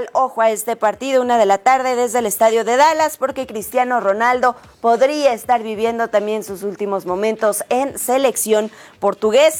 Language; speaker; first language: Spanish; native; Spanish